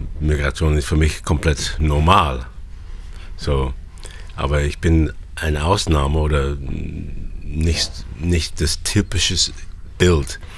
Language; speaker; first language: German; non-native, fluent; English